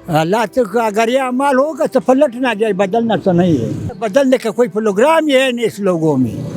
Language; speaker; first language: Urdu; non-native, local second language; Pashto